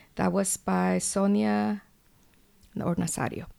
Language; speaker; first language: English; early bilingual, other home language; Spanish